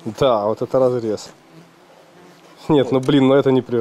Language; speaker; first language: Russian; native; Russian